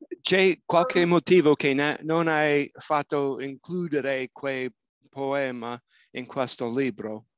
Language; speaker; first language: Italian; non-native, fluent; English